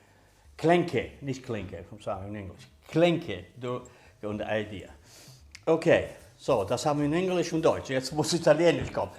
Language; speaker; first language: German; early bilingual, other home language; Italian